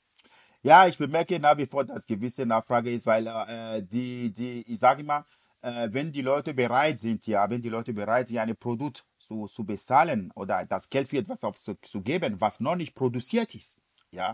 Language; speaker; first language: German; non-native, fluent; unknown